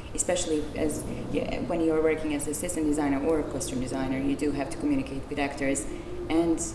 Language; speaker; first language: English; non-native, fluent; Serbian